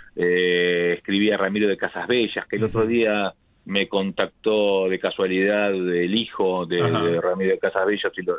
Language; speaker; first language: Spanish; native; Spanish